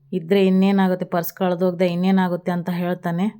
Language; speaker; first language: Kannada; native; Kannada